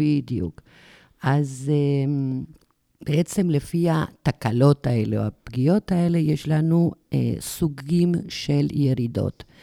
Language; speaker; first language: Hebrew; non-native, fluent; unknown